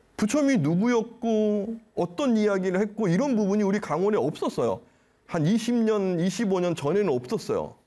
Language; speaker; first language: Korean; native; Korean